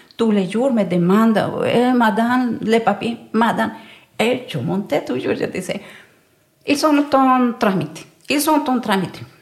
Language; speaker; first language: French; non-native, learner; Spanish